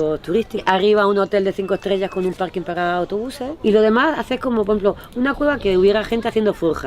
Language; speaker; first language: Spanish; native; Spanish